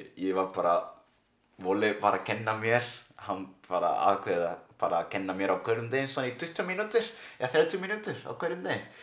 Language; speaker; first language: Icelandic; non-native, learner; Spanish